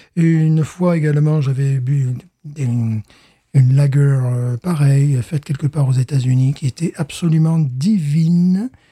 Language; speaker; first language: French; native; French